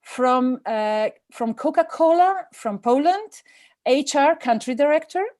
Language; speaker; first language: English; non-native, fluent; Slovenian